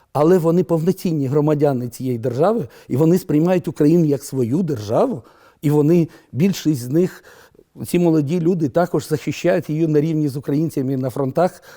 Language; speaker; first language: Ukrainian; non-native, local second language; Romanian